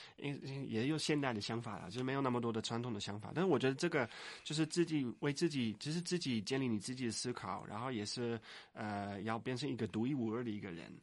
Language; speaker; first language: Chinese; non-native, fluent; Dutch